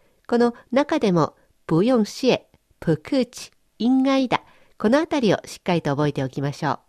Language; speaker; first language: Japanese; native; Japanese